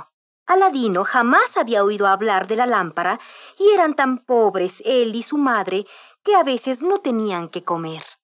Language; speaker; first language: Spanish; native; Spanish